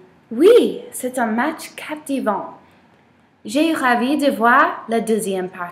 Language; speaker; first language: French; non-native, learner; English